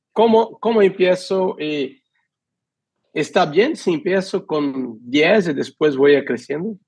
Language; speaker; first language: Spanish; non-native, fluent; Portuguese